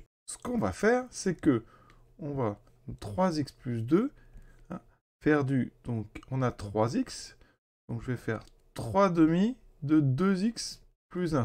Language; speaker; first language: French; native; French